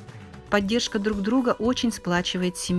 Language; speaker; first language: Russian; native; Russian